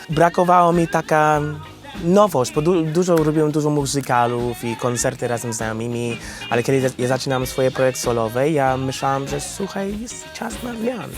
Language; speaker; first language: Polish; non-native, learner; English